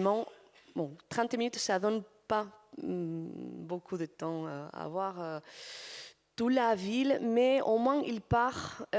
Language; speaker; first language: French; non-native, fluent; Spanish